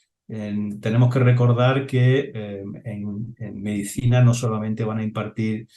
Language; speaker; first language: Spanish; native; Spanish